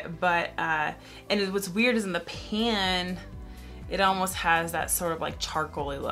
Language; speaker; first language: English; native; English